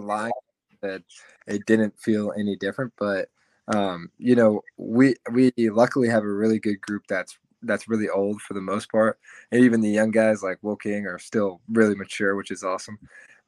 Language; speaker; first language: English; native; English